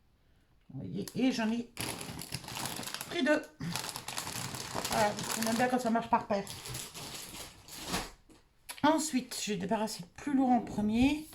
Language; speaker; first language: French; native; French